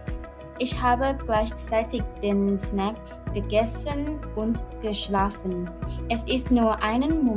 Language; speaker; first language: German; non-native, learner; Thai